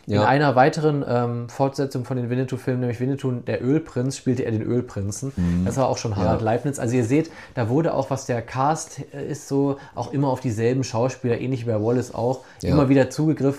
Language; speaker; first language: German; native; German